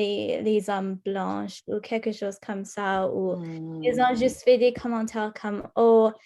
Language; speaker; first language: French; non-native, local second language; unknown